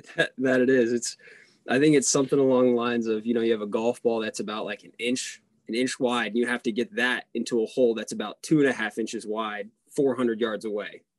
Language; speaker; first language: English; early bilingual, other home language; Hungarian